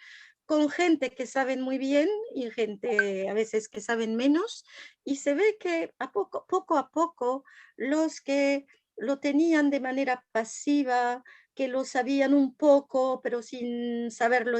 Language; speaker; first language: Spanish; non-native, fluent; French